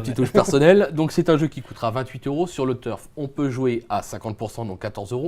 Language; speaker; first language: French; native; French